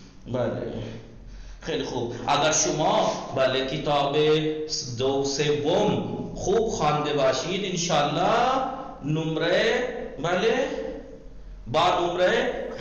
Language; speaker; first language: Persian; non-native, fluent; Urdu